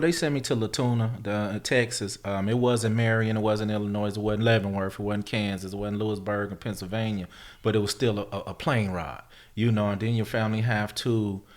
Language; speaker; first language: English; native; English